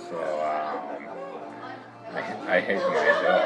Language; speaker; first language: English; non-native, learner; Japanese